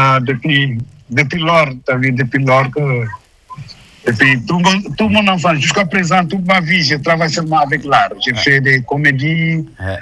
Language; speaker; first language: French; non-native, local second language; Wolof